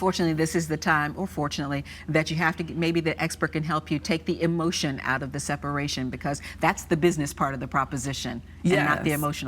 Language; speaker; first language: English; native; English